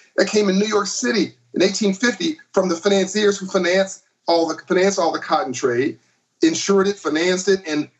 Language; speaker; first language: English; native; English